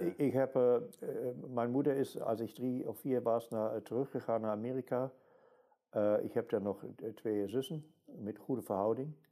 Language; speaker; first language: Dutch; non-native, fluent; German